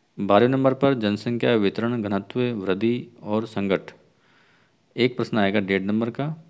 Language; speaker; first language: Hindi; native; Hindi